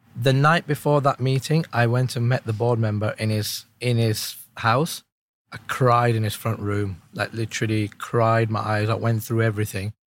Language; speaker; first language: English; early bilingual, other home language; Urdu